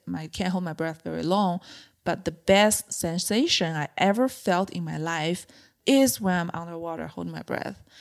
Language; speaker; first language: English; non-native, fluent; Chinese